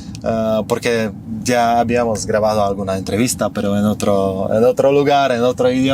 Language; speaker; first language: Spanish; non-native, fluent; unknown